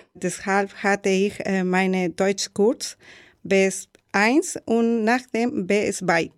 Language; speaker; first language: German; non-native, learner; Spanish